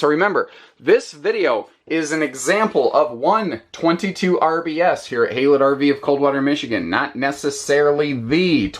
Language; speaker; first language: English; native; English